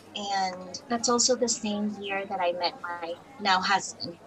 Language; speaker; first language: English; non-native, fluent; Spanish